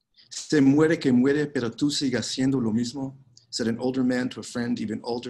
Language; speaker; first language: Spanish; non-native, fluent; English